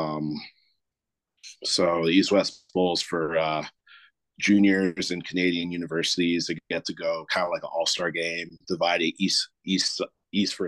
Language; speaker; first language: English; native; English